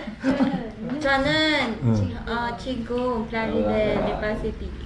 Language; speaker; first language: Korean; non-native, learner; Filipino